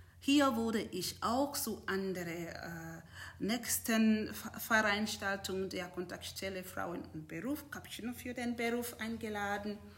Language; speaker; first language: German; non-native, fluent; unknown